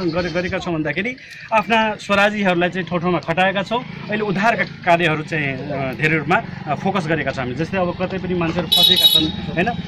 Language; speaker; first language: Nepali; non-native, local second language; Maithili